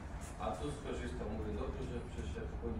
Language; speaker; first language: Polish; non-native, fluent; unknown